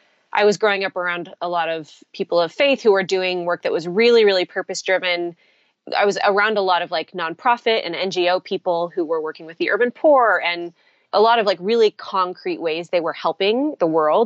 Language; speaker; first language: English; native; English